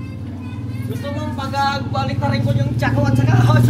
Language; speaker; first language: Filipino; native; Filipino